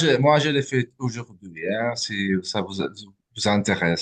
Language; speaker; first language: French; non-native, fluent; Italian